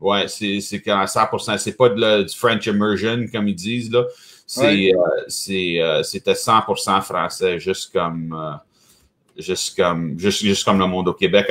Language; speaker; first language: French; native; French